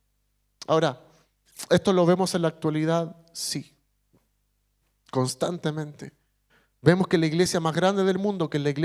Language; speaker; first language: Spanish; native; Spanish